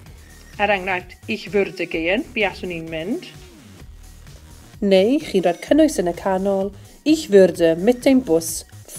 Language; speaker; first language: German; non-native, fluent; Welsh